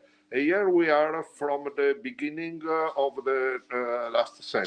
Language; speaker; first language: English; non-native, learner; Italian